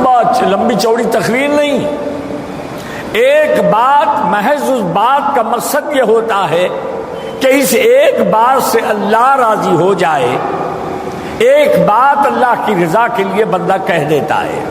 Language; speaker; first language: Urdu; native; Urdu